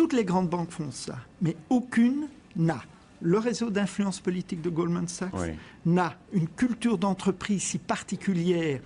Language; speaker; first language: French; native; French